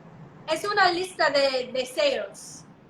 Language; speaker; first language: Spanish; non-native, learner; English